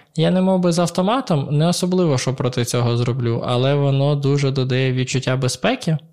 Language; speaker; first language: Ukrainian; native; Ukrainian